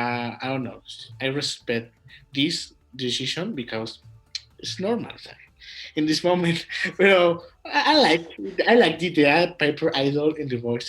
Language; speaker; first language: English; non-native, learner; Spanish